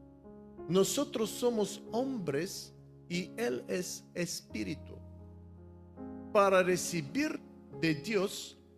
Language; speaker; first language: Spanish; non-native, fluent; Bulgarian